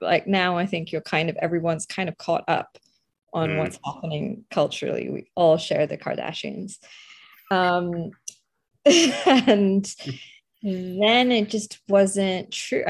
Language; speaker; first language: English; early bilingual, other home language; Bangla